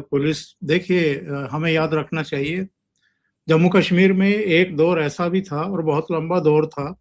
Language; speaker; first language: Hindi; native; Hindi